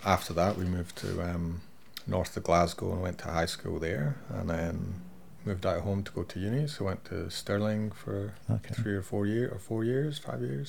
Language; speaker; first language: English; native; English